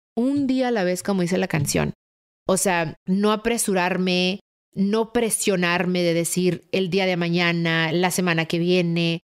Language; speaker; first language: Spanish; early bilingual, heritage; Spanish